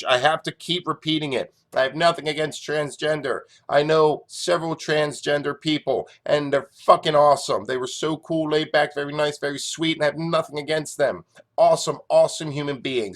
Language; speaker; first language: English; native; English